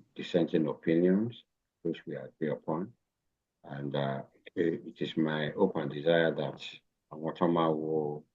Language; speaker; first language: English; non-native, local second language; Yoruba